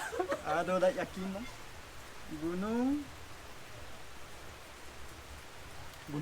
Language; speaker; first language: Indonesian; non-native, fluent; French